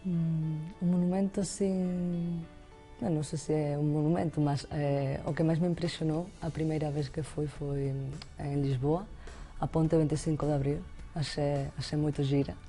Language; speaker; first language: Portuguese; non-native, fluent; Spanish